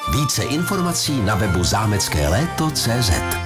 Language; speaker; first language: Czech; native; Czech